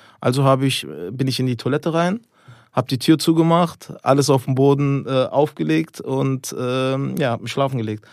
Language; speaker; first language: German; early bilingual, other home language; Turkish